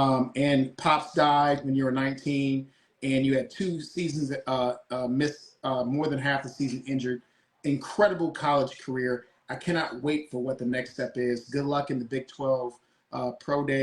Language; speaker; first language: English; native; English